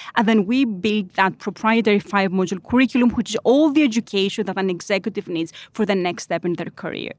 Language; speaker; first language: English; non-native, fluent; Greek